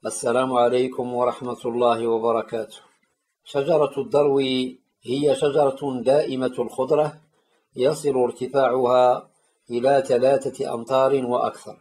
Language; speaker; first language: Arabic; native; Arabic